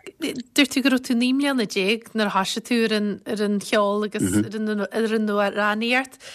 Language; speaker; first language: Irish; native; Irish